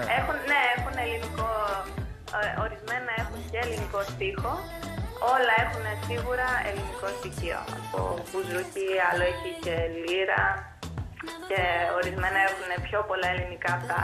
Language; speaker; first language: Greek; early bilingual, heritage; Greek